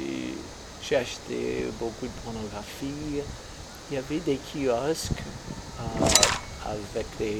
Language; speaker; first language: French; non-native, fluent; English